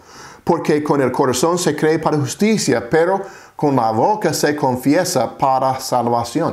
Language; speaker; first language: Spanish; non-native, fluent; English